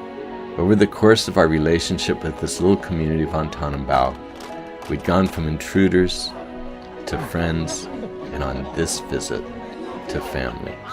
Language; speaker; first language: English; native; English